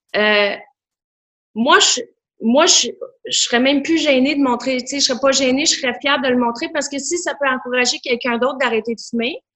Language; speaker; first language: French; native; French